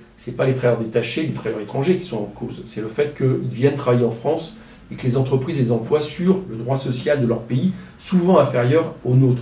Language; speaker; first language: French; native; French